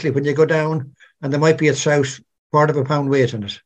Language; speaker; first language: English; native; English